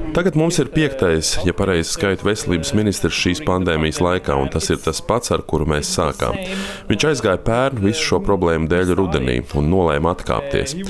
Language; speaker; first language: Latvian; native; Latvian